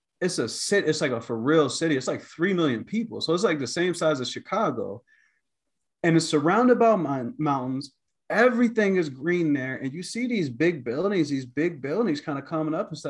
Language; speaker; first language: English; native; English